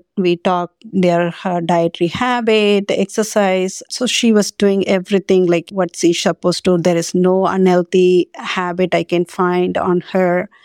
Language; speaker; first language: English; non-native, local second language; Tamil